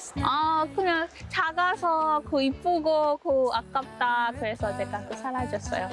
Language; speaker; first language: Korean; non-native, learner; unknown